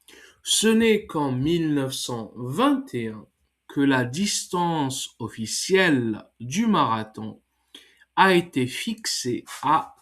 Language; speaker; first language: French; non-native, fluent; English